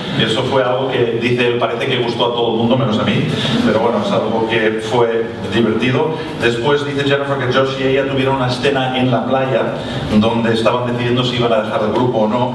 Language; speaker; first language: Spanish; native; Spanish